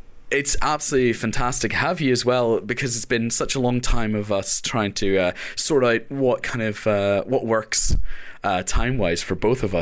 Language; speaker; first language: English; native; English